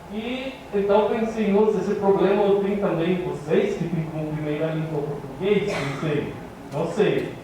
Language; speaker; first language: Portuguese; non-native, fluent; Spanish